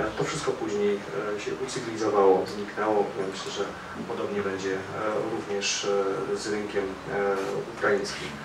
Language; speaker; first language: Polish; native; Polish